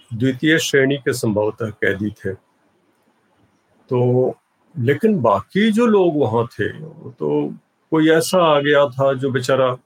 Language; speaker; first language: Hindi; non-native, local second language; Bhojpuri